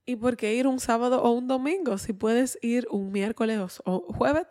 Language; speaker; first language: Spanish; native; Spanish